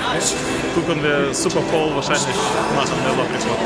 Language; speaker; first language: German; non-native, learner; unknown